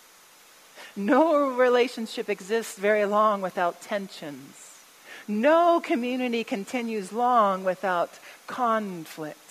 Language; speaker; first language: English; native; English